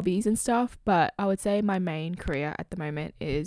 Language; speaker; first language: English; native; English